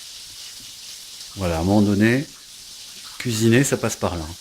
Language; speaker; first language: French; native; French